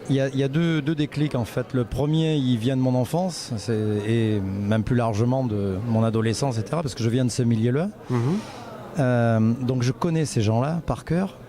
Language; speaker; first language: French; native; French